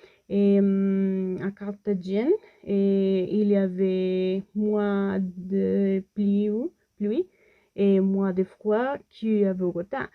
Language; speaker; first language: French; non-native, learner; Spanish